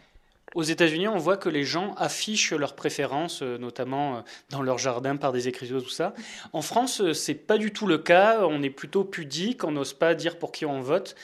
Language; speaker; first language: French; native; French